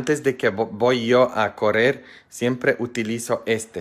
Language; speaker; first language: Spanish; non-native, fluent; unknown